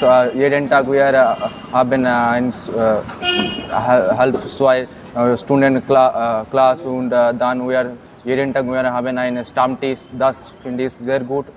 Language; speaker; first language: German; non-native, learner; Bangla